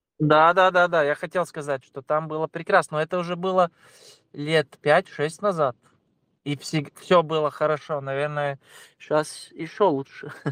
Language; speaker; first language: Russian; non-native, local second language; Latvian